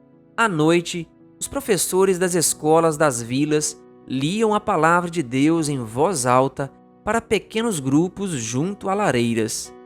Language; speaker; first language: Portuguese; native; Portuguese